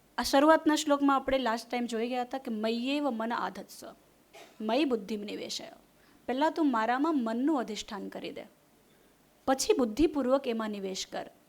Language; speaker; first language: Gujarati; non-native, local second language; Hindi